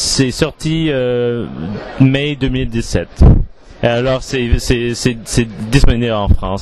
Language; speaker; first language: French; non-native, learner; English